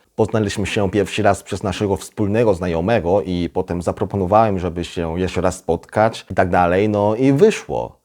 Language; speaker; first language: Polish; non-native, fluent; Korean